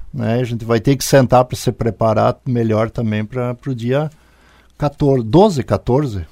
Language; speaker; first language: Portuguese; native; Portuguese